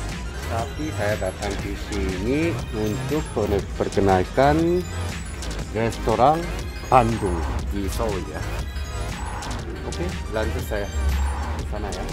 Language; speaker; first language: Indonesian; non-native, learner; Korean